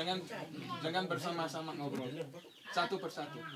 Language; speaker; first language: Indonesian; non-native, fluent; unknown